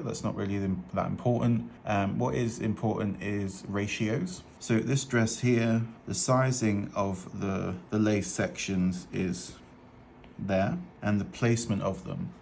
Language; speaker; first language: English; native; English